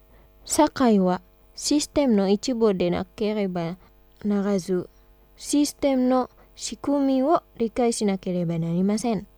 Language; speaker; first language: Japanese; non-native, fluent; Indonesian